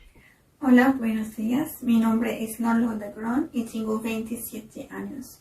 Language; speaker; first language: Spanish; non-native, fluent; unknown